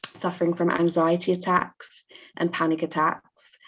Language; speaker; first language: English; native; English